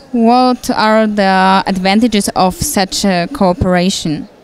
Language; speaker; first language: English; non-native, fluent; Polish